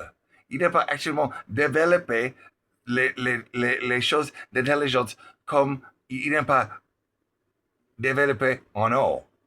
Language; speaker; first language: French; non-native, learner; English